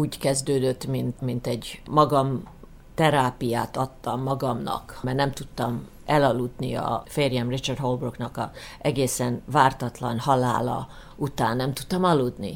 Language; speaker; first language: Hungarian; early bilingual, heritage; Hungarian